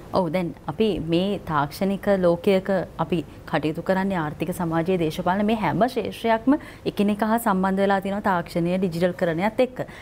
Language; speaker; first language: Sinhala; native; Sinhala